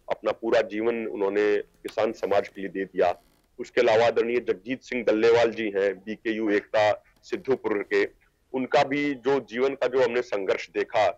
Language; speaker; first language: Hindi; native; Hindi